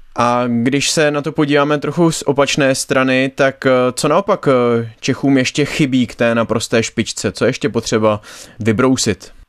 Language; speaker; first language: Czech; native; Czech